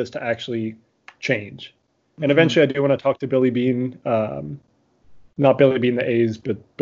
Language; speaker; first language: English; native; English